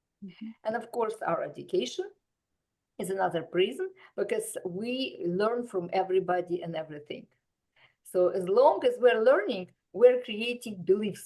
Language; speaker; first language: English; non-native, fluent; Russian